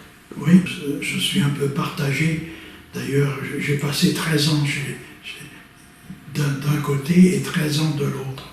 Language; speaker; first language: French; native; French